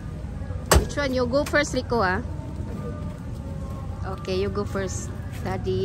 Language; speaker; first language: English; non-native, local second language; Filipino